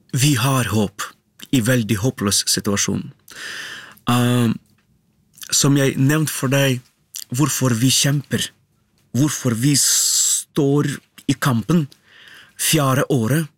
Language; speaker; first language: Norwegian; non-native, learner; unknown